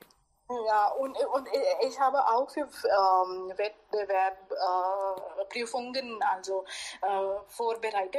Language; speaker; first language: German; non-native, learner; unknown